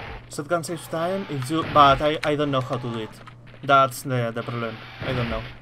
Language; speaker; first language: English; non-native, fluent; Spanish